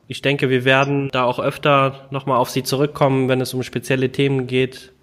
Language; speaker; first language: German; early bilingual, other home language; Tamil